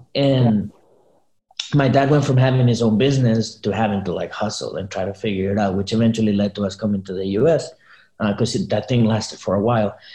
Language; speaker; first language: English; early bilingual, other home language; Spanish